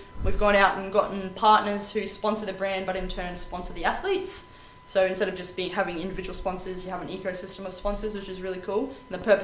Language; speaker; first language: English; native; English